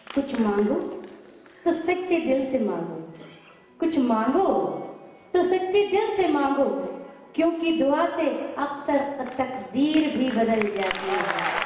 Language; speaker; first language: Hindi; non-native, local second language; Kachhi